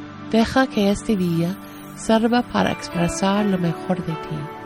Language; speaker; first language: Spanish; non-native, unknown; English